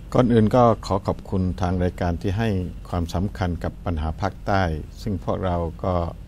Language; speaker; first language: Thai; non-native, local second language; Pattani Malay